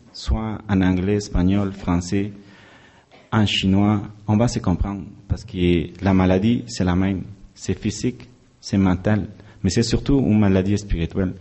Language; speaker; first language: French; non-native, fluent; Spanish